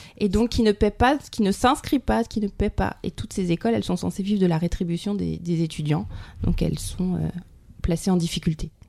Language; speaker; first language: French; native; French